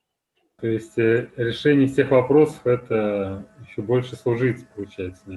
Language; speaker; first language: Russian; native; Russian